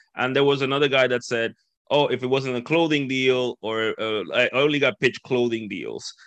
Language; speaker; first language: English; non-native, fluent; Spanish